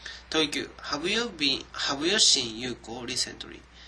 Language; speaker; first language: English; non-native, fluent; Japanese